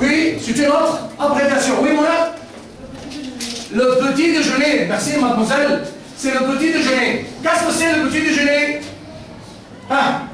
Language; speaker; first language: French; non-native, fluent; Arabic